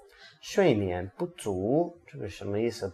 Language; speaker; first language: Chinese; non-native, learner; English